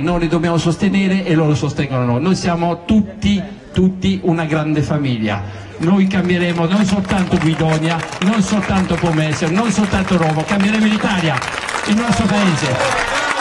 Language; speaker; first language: Italian; non-native, fluent; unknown